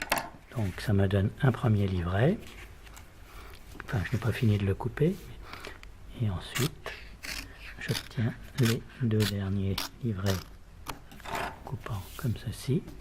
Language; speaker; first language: French; native; French